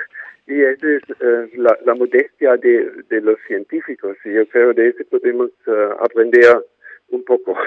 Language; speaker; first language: Spanish; non-native, fluent; German